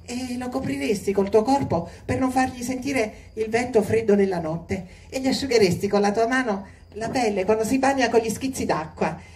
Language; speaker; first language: Italian; native; Italian